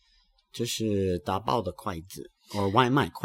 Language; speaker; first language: Chinese; non-native, learner; English